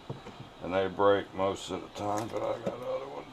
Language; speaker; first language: English; native; English